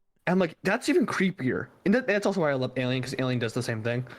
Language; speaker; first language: English; native; English